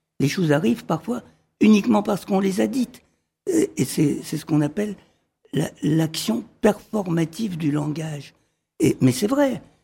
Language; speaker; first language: French; early bilingual, other home language; Arabic